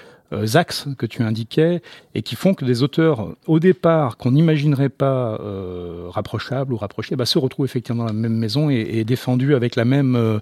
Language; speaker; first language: French; native; French